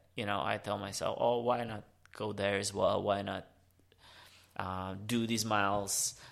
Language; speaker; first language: English; early bilingual, other home language; Romanian